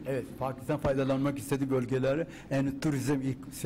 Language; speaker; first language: Turkish; non-native, fluent; Urdu